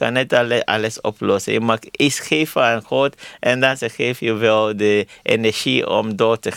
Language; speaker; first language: Dutch; non-native, fluent; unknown